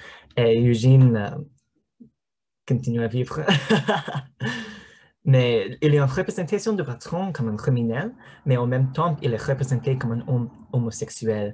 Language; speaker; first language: French; non-native, learner; English